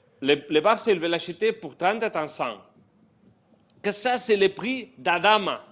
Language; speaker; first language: French; non-native, fluent; Spanish